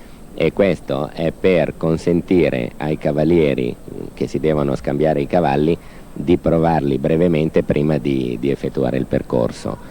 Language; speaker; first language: Italian; native; Italian